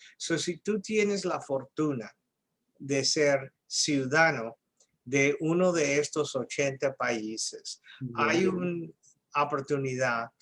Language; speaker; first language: Spanish; early bilingual, heritage; English